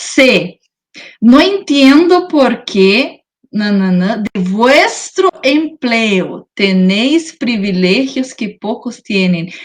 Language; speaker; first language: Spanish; non-native, fluent; Portuguese